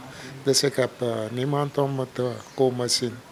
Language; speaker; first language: Dutch; non-native, local second language; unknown